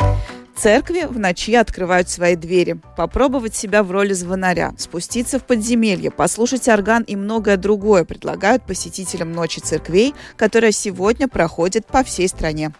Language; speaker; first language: Russian; native; Russian